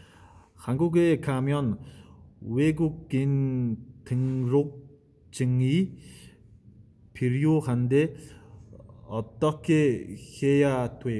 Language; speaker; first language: Korean; non-native, fluent; Mongolian